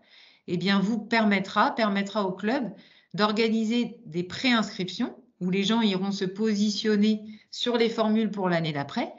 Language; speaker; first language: French; native; French